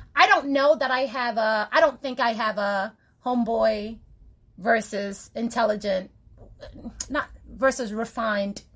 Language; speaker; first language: English; early bilingual, other home language; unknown